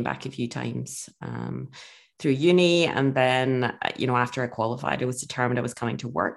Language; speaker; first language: English; native; English